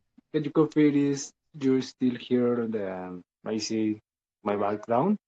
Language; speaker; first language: English; non-native, learner; Spanish